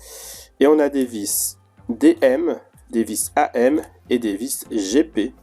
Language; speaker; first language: French; native; French